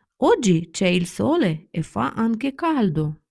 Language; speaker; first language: Italian; non-native, fluent; Ukrainian